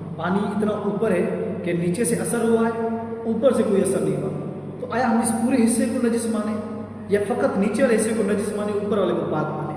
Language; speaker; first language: Urdu; non-native, local second language; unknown